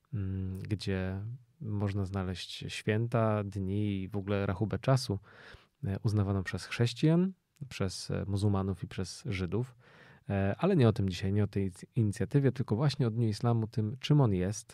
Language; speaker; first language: Polish; native; Polish